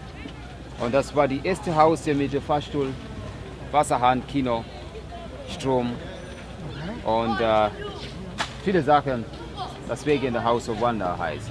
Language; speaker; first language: German; non-native, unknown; Swahili